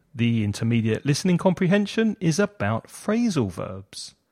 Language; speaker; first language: English; native; English